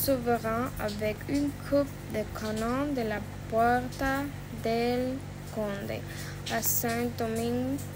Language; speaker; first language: French; non-native, learner; Spanish